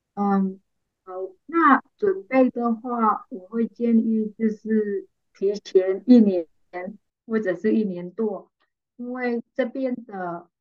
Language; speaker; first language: Chinese; non-native, fluent; Vietnamese